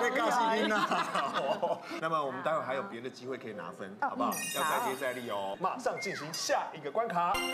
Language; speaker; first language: Chinese; native; Chinese